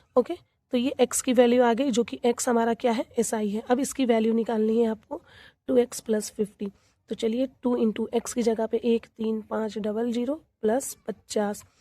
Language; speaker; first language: Hindi; native; Hindi